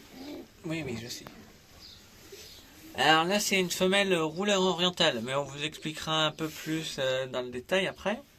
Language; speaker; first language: French; native; French